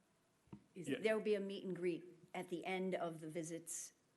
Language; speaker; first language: English; native; English